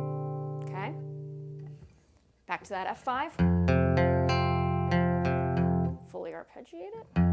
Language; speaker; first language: English; native; English